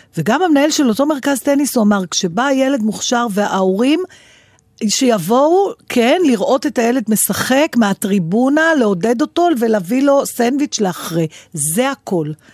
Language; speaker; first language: Hebrew; native; Hebrew